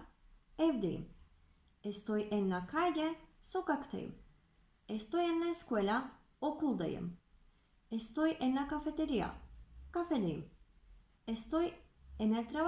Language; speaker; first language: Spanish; non-native, fluent; Turkish